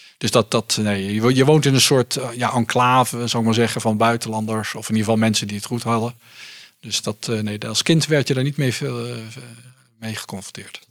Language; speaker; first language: Dutch; early bilingual, heritage; Dutch